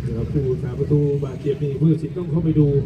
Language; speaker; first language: Thai; native; Thai